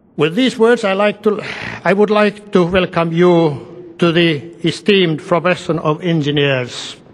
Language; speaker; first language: English; non-native, fluent; Finnish